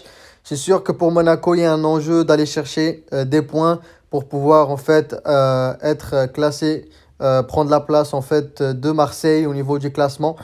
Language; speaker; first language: French; native; French